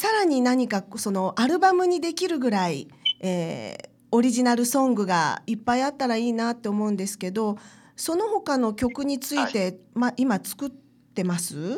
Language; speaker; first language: Japanese; native; Japanese